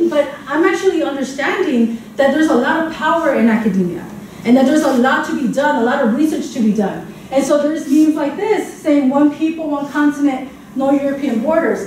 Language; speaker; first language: English; native; English